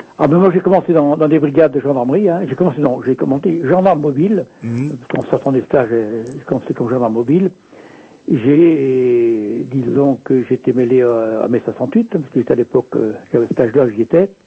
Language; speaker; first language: French; native; French